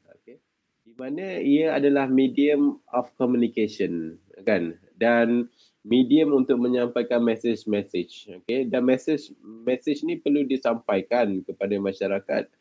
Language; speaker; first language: Malay; native; Malay